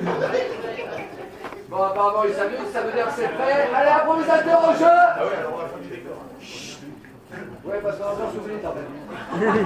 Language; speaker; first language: French; native; French